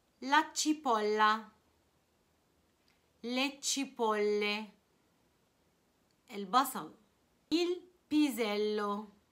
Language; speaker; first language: Italian; non-native, fluent; Arabic